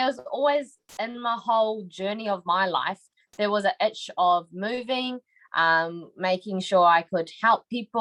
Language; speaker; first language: English; native; English